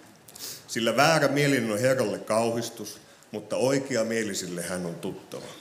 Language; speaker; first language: Finnish; native; Finnish